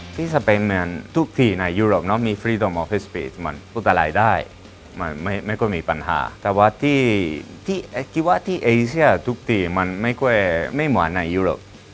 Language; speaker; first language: Thai; non-native, learner; Spanish